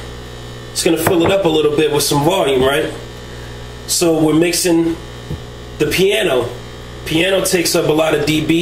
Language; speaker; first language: English; native; English